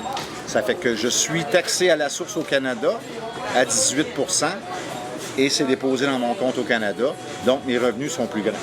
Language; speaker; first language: French; native; French